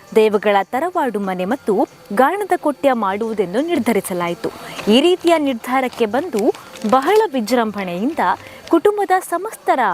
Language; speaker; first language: Kannada; non-native, local second language; Tulu